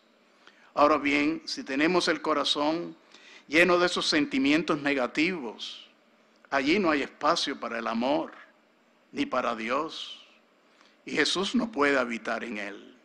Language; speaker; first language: Spanish; native; Spanish